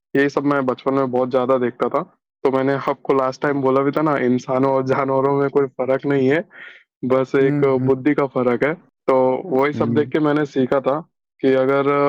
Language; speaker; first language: Hindi; native; Hindi